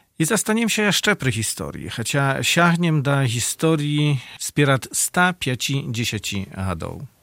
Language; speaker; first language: Belarusian; native; Belarusian